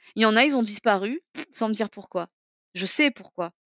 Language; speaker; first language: French; native; French